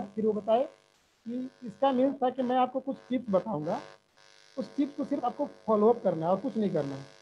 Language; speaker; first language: Hindi; native; Hindi